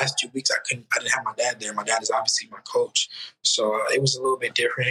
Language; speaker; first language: English; native; English